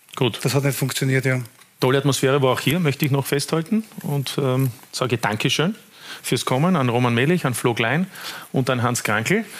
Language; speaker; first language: German; native; German